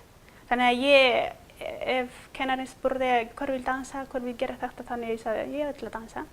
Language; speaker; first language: Icelandic; non-native, fluent; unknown